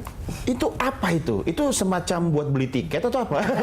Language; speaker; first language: Indonesian; native; Indonesian